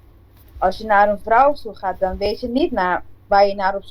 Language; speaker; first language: Dutch; non-native, local second language; Papiamento